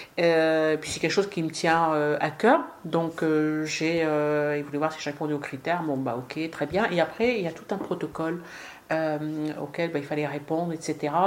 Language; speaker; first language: French; early bilingual, other home language; Arabic